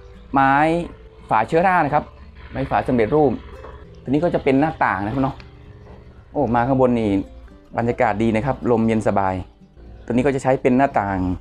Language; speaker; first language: Thai; native; Thai